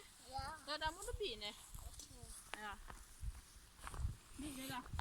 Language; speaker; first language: Norwegian; non-native, learner; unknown